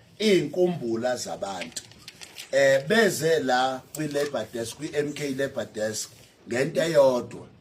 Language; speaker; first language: Zulu; native; Zulu